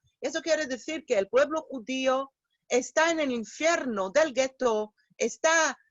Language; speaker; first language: Spanish; non-native, fluent; Hebrew